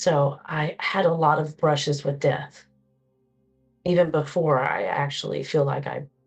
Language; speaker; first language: English; native; English